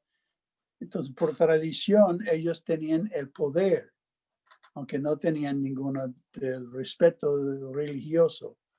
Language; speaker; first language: Spanish; non-native, fluent; English